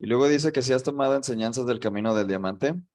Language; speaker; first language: Spanish; native; Spanish